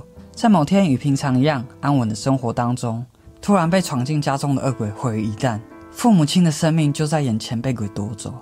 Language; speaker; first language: Chinese; native; Chinese